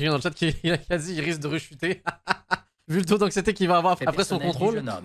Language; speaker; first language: French; native; French